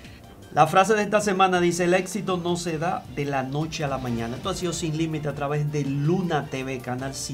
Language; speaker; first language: Spanish; native; Spanish